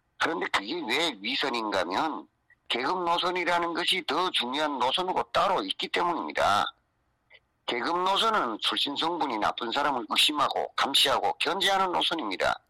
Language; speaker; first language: Korean; native; Korean